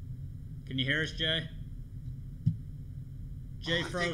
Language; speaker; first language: English; native; English